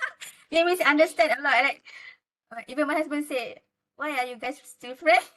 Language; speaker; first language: English; non-native, local second language; Malay